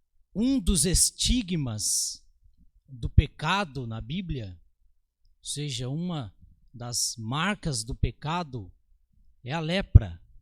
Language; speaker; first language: Portuguese; native; Portuguese